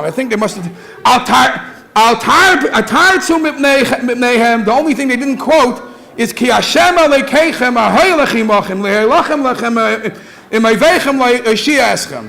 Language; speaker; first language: English; native; English